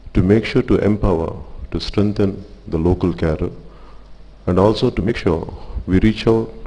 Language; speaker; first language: English; non-native, local second language; Telugu